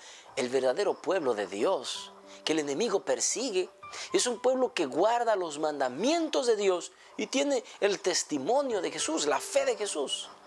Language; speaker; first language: Spanish; native; Spanish